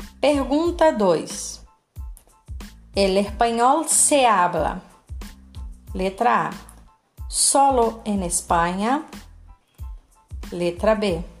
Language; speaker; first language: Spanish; non-native, fluent; Portuguese